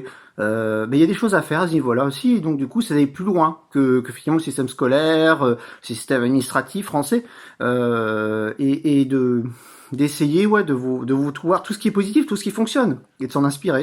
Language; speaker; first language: French; native; French